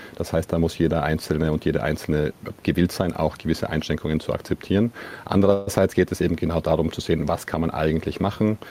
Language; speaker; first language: German; native; German